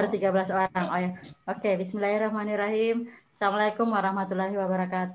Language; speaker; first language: Indonesian; native; Indonesian